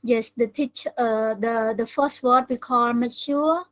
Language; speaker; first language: English; non-native, learner; Khmer